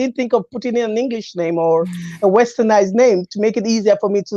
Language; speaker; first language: English; native; English